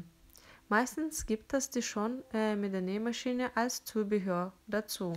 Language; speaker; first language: German; non-native, fluent; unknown